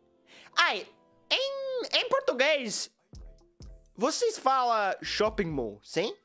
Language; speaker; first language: Portuguese; non-native, learner; English